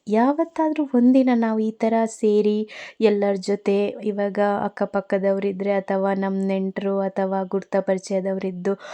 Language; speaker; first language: Kannada; non-native, local second language; Marathi